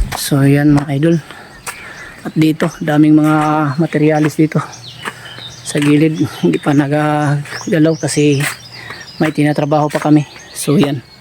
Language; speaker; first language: Filipino; non-native, local second language; Cebuano